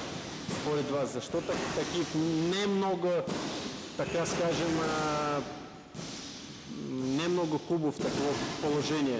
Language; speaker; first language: Bulgarian; non-native, learner; Russian